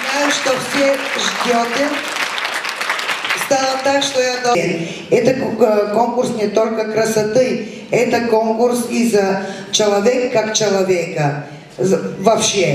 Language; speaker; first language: Russian; non-native, fluent; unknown